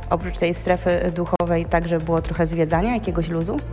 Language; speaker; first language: Polish; native; Polish